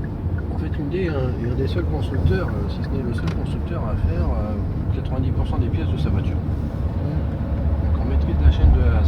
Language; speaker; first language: French; native; French